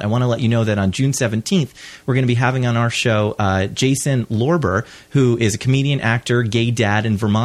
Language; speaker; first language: English; native; English